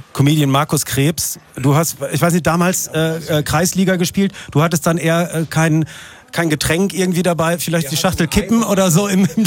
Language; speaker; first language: German; native; German